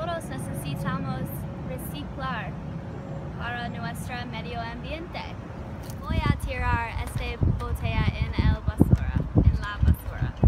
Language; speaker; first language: Spanish; non-native, learner; English